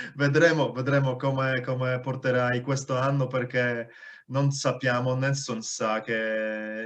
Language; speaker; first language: Italian; non-native, fluent; Polish